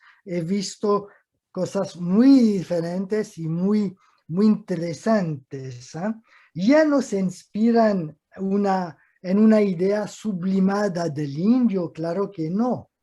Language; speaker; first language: Spanish; non-native, fluent; French